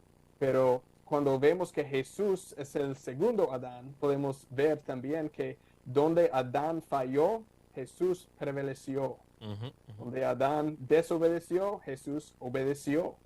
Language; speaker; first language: Spanish; non-native, fluent; English